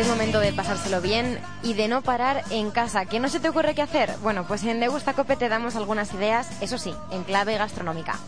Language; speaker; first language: Spanish; native; Spanish